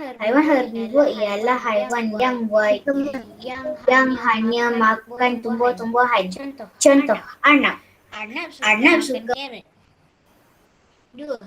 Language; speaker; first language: Malay; native; Malay